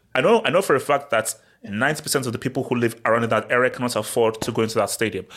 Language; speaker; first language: English; early bilingual, other home language; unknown